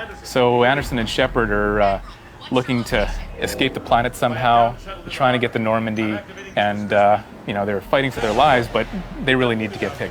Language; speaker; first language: English; native; English